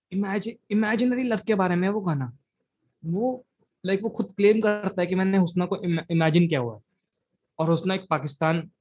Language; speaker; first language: Hindi; native; Hindi